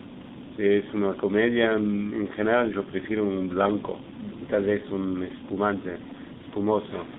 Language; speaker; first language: Spanish; non-native, fluent; English